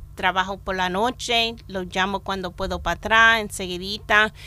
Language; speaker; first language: Spanish; native; Spanish